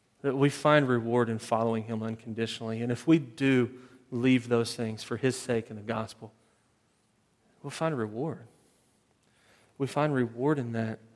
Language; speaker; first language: English; native; English